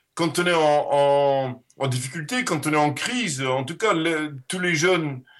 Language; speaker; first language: French; non-native, fluent; Dutch